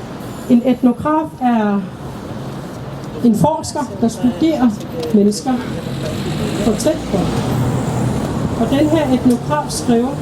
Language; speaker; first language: Danish; non-native, local second language; Kalaallisut